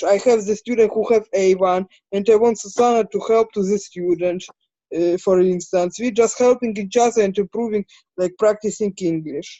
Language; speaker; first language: English; non-native, learner; Ukrainian